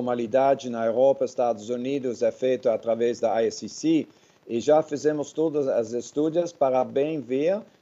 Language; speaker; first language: Portuguese; non-native, fluent; Dutch